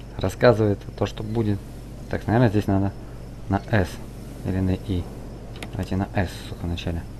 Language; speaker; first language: Russian; native; Russian